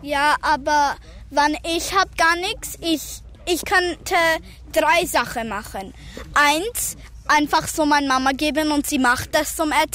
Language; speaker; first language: German; early bilingual, other home language; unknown